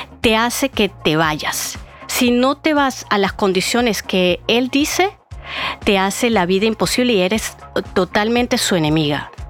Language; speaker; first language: Spanish; native; Spanish